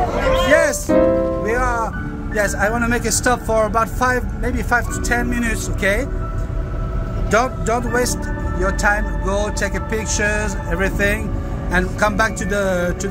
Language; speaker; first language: English; non-native, fluent; French